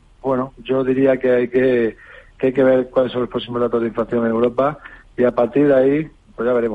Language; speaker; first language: Spanish; native; Spanish